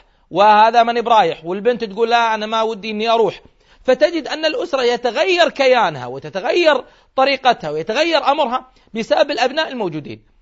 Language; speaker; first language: Arabic; native; Arabic